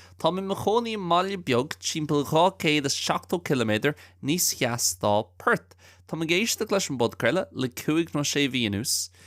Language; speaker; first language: Irish; non-native, local second language; English